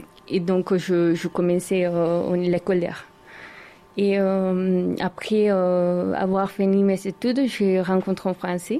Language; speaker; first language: French; non-native, fluent; Spanish